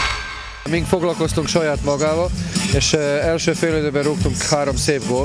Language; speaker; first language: Hungarian; non-native, fluent; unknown